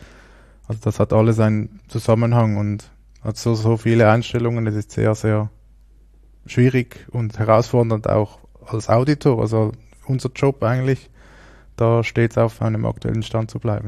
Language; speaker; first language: German; native; German